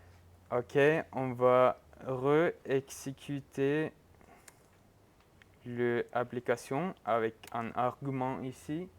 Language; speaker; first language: French; non-native, fluent; Norwegian